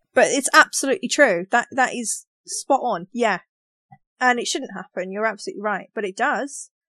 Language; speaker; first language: English; native; English